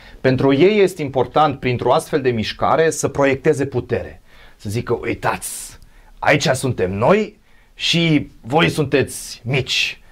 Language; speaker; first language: Romanian; non-native, fluent; German